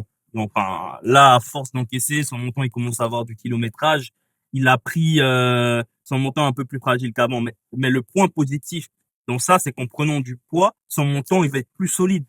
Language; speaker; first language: French; native; French